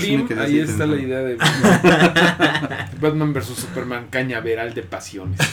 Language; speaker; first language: Spanish; native; Spanish